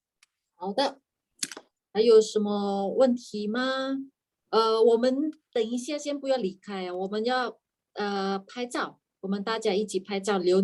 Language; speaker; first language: Chinese; non-native, fluent; Indonesian